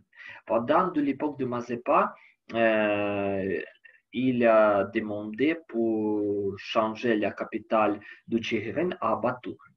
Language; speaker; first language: French; non-native, learner; Ukrainian